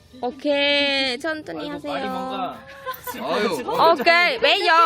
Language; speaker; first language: Korean; non-native, learner; Vietnamese